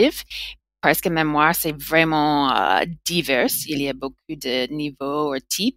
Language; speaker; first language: French; non-native, learner; English